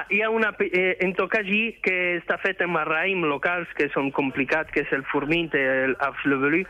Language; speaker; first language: Catalan; non-native, fluent; French